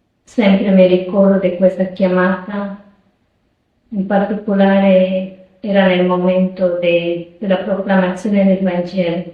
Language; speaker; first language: Italian; non-native, fluent; Portuguese